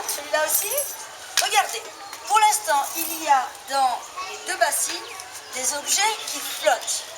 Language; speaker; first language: French; native; French